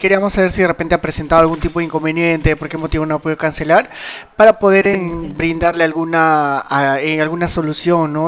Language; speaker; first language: Spanish; native; Spanish